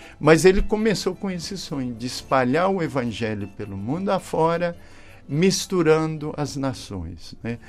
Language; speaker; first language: Portuguese; native; Portuguese